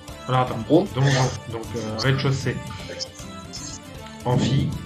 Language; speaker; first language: French; native; French